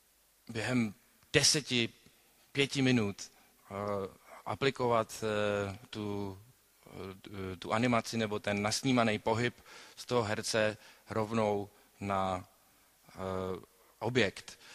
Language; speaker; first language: Czech; native; Czech